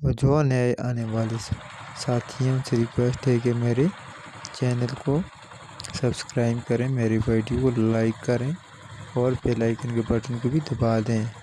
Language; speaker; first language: Urdu; non-native, local second language; Northern Hindko